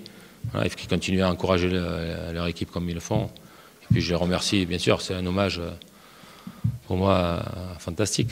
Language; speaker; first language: French; native; French